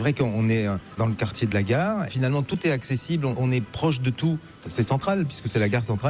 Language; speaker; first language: French; native; French